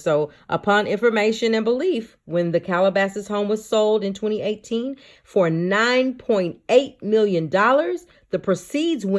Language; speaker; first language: English; native; English